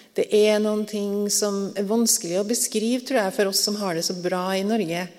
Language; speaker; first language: Norwegian; native; Norwegian